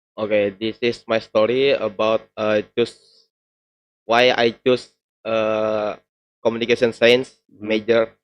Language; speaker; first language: English; non-native, learner; Indonesian